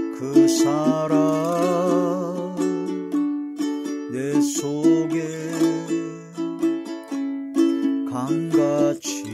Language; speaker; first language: Korean; native; Korean